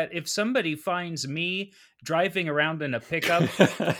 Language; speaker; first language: English; native; English